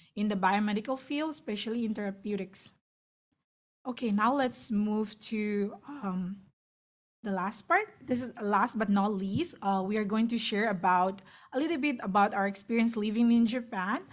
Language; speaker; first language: English; non-native, fluent; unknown